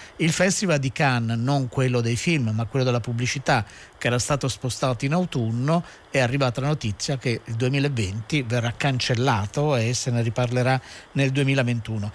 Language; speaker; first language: Italian; native; Italian